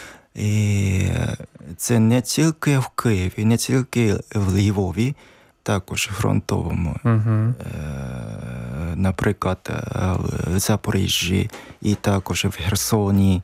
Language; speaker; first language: Ukrainian; non-native, learner; Japanese